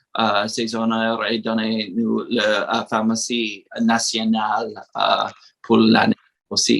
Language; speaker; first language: French; non-native, learner; English